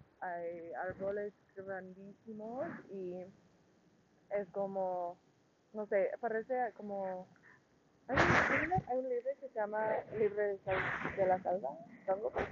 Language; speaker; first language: Spanish; non-native, learner; English